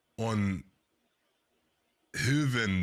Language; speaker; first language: Finnish; non-native, learner; English